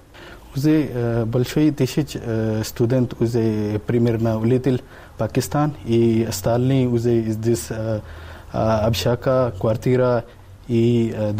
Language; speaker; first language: Russian; non-native, learner; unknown